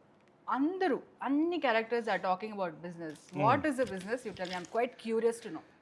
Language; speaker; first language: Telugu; non-native, fluent; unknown